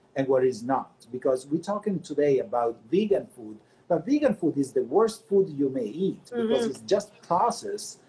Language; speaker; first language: English; non-native, fluent; Italian